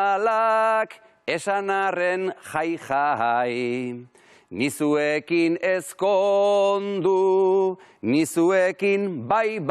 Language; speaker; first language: Basque; native; Basque